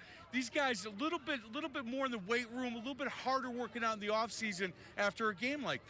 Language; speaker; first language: English; native; English